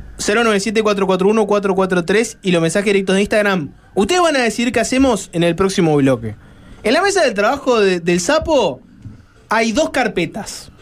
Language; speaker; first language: Spanish; native; Spanish